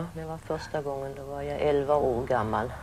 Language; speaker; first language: Swedish; early bilingual, other home language; German